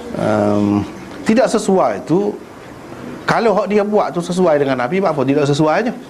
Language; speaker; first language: Malay; native; Malay